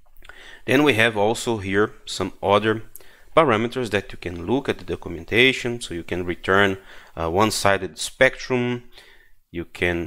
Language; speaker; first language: English; non-native, fluent; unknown